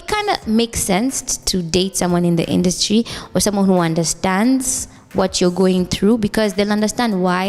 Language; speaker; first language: English; non-native, local second language; Swahili